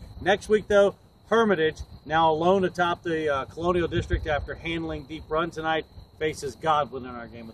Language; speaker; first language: English; native; English